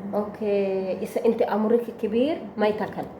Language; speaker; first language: Arabic; non-native, learner; Oromo